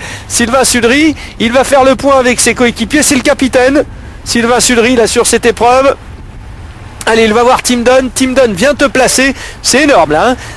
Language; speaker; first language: French; native; French